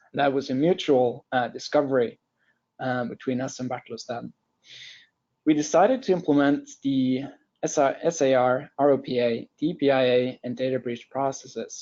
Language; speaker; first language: English; non-native, fluent; Norwegian